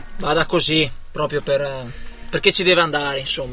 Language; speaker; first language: Italian; native; Italian